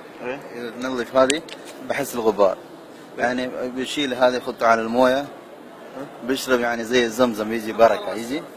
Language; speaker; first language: Arabic; non-native, learner; Malayalam